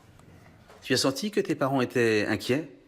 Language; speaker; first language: French; native; French